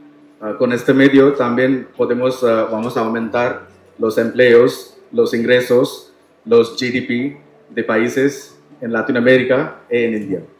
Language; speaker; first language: Spanish; non-native, learner; Tamil